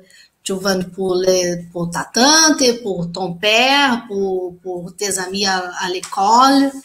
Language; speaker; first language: French; non-native, learner; Portuguese